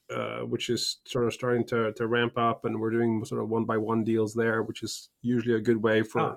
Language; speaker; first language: English; early bilingual, other home language; Norwegian